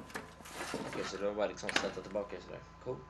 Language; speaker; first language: Swedish; native; Swedish